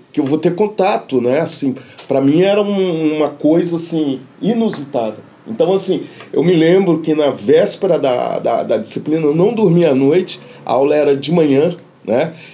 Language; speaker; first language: Portuguese; native; Portuguese